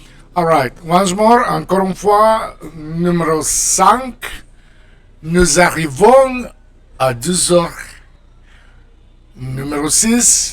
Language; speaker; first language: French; non-native, fluent; Spanish